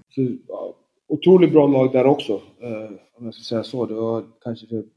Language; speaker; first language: Swedish; early bilingual, other home language; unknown